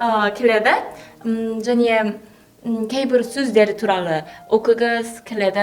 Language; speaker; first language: Kazakh; non-native, learner; Korean